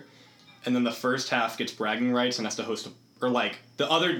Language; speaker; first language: English; native; English